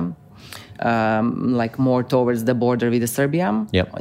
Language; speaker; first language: English; non-native, fluent; Croatian